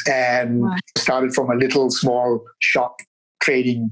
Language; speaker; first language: English; non-native, local second language; Tamil